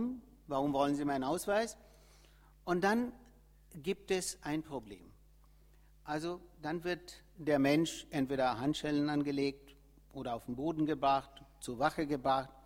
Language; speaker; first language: German; non-native, fluent; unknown